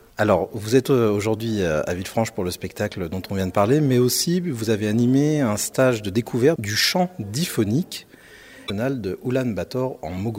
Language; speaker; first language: French; native; French